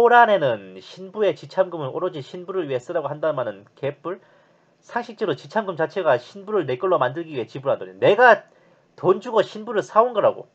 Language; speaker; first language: Korean; native; Korean